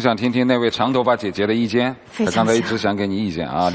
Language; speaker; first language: Chinese; native; Chinese